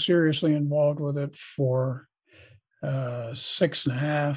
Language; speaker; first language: English; native; English